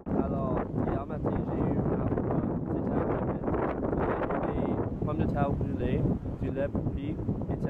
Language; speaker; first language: French; non-native, learner; English